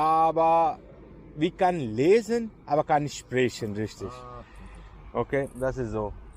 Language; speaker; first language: German; non-native, learner; Urdu